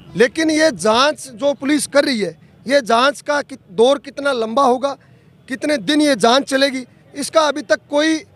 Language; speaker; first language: Hindi; native; Hindi